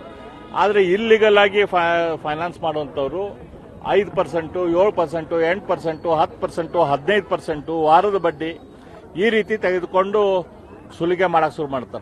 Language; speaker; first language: Kannada; native; Kannada